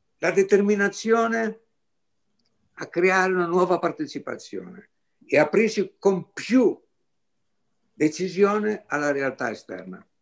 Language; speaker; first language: Italian; non-native, fluent; Greek